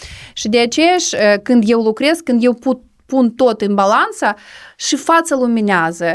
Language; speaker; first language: Romanian; non-native, local second language; Russian